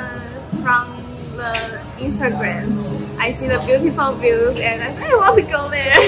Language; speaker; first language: English; non-native, learner; Chinese